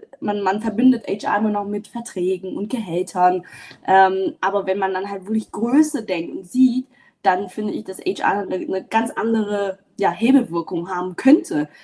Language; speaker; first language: German; early bilingual, other home language; Vietnamese